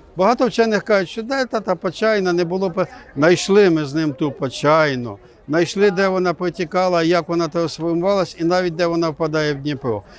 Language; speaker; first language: Ukrainian; non-native, local second language; Russian